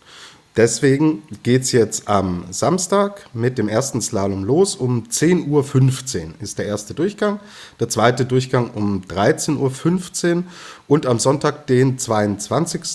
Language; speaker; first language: German; native; German